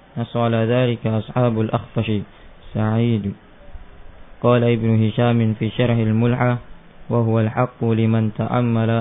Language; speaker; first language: Arabic; non-native, fluent; Indonesian